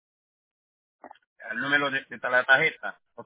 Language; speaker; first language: Spanish; non-native, learner; Haitian Creole